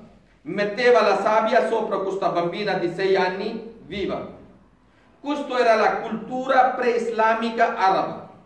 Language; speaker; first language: Italian; non-native, fluent; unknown